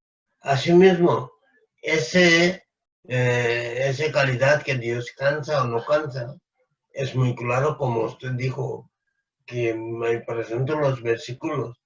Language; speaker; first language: Spanish; non-native, fluent; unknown